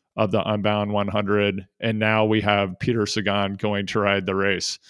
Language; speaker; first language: English; native; English